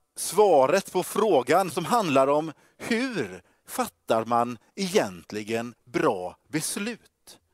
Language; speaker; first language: Swedish; native; Swedish